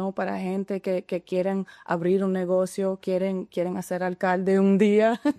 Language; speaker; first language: Spanish; early bilingual, heritage; Spanish